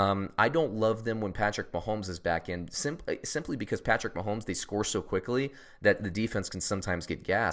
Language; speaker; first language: English; native; English